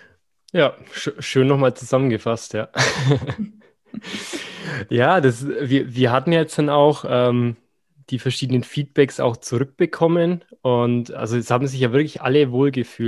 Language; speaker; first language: German; native; German